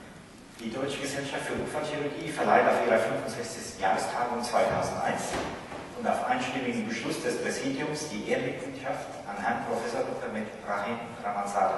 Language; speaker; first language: German; native; German